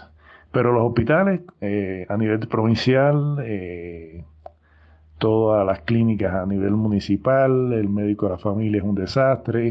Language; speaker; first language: Spanish; native; Spanish